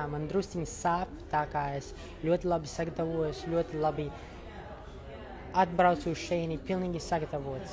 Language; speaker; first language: Latvian; non-native, local second language; Russian